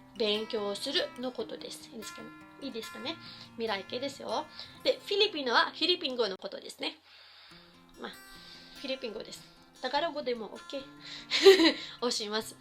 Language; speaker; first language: Japanese; non-native, fluent; Filipino